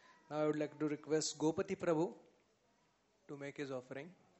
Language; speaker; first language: English; non-native, local second language; Marathi